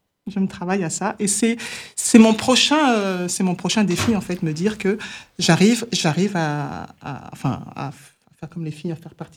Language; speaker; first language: French; native; French